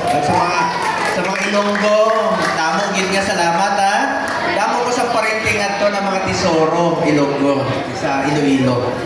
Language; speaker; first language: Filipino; non-native, local second language; Cebuano